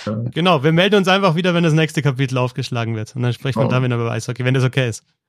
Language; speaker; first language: German; native; German